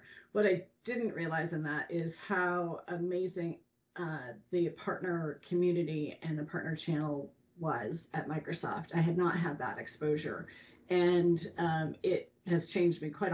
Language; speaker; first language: English; native; English